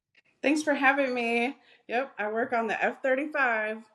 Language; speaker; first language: English; native; English